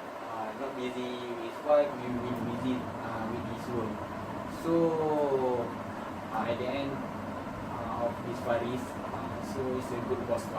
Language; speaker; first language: English; non-native, learner; Malay